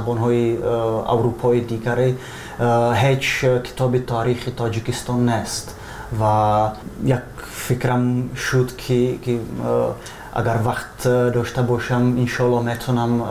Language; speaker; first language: Persian; non-native, fluent; Czech